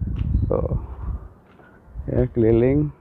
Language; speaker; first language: Indonesian; native; Indonesian